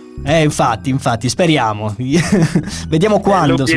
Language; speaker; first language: Italian; native; Italian